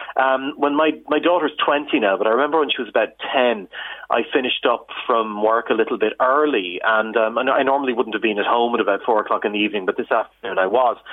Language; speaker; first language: English; native; English